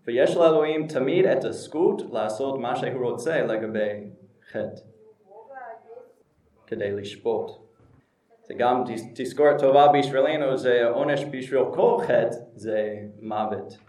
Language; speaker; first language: Hebrew; non-native, fluent; English